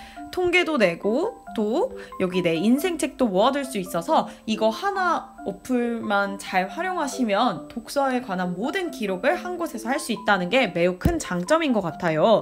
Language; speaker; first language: Korean; native; Korean